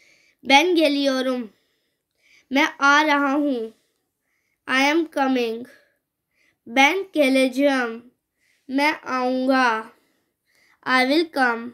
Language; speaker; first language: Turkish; non-native, fluent; Urdu